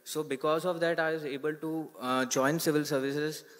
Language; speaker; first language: Hindi; native; Hindi